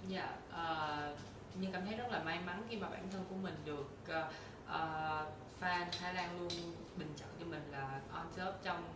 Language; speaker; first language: Vietnamese; native; Vietnamese